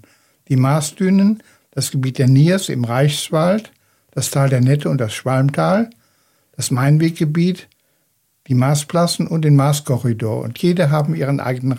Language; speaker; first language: German; native; German